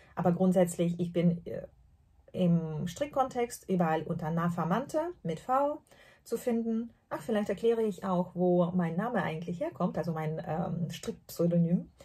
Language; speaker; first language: German; non-native, fluent; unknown